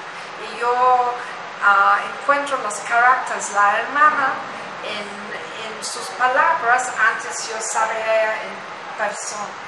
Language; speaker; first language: Spanish; non-native, learner; English